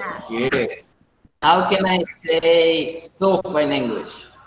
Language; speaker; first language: English; non-native, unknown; Portuguese